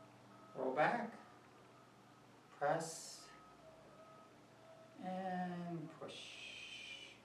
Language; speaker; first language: English; native; English